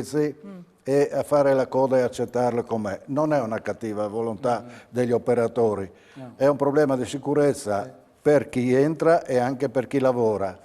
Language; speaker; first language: Italian; native; Italian